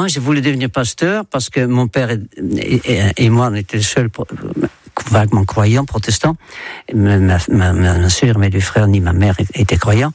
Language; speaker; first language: French; non-native, fluent; Dutch